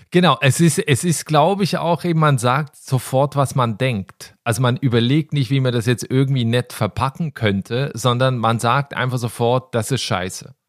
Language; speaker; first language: German; native; German